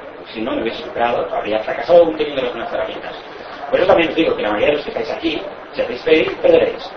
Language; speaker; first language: Spanish; native; Spanish